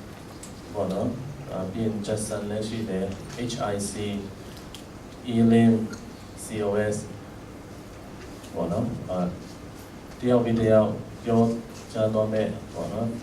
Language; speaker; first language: Burmese; non-native, local second language; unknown